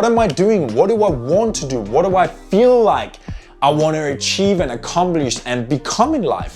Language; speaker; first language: English; non-native, fluent; Danish